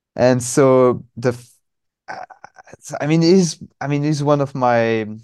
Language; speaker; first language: English; non-native, fluent; French